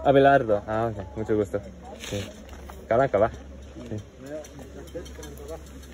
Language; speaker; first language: Spanish; non-native, learner; English